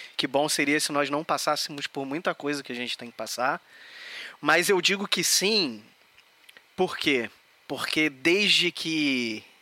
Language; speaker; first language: Portuguese; native; Portuguese